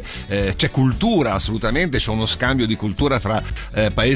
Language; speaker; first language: Italian; native; Italian